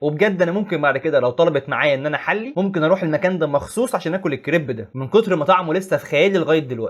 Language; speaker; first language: Arabic; native; Arabic